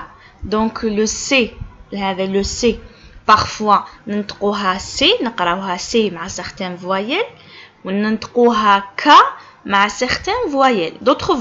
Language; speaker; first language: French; non-native, local second language; Arabic